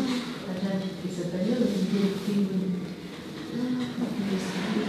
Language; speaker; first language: Russian; native; Russian